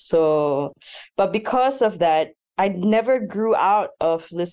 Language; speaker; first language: English; non-native, local second language; Malay